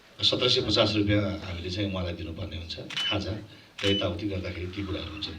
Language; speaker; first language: Nepali; non-native, local second language; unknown